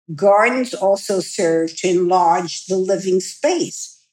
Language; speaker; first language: English; native; English